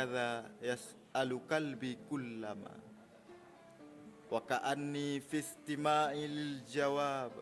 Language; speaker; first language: Arabic; non-native, learner; Achinese